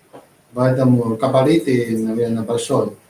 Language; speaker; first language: Russian; non-native, learner; Chinese